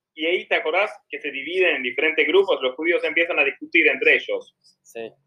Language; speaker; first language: Spanish; non-native, fluent; Swedish